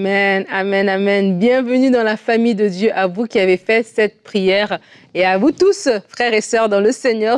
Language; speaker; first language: French; native; French